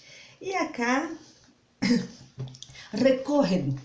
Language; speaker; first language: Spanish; non-native, learner; Portuguese